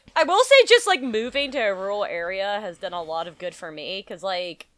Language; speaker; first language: English; native; English